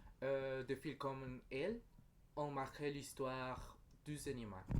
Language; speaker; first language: French; non-native, learner; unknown